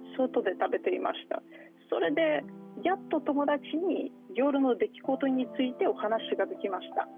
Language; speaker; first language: Japanese; non-native, fluent; Russian